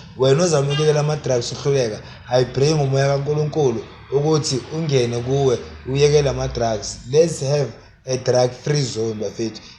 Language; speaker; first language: Zulu; native; Zulu